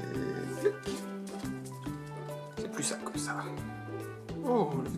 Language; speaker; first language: French; native; French